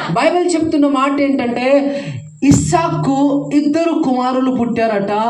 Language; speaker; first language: Telugu; non-native, fluent; Hindi